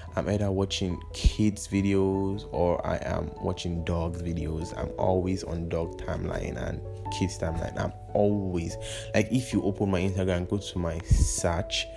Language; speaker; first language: English; non-native, local second language; Yoruba